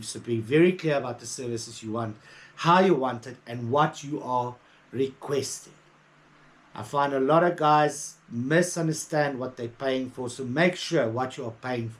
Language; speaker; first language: English; native; English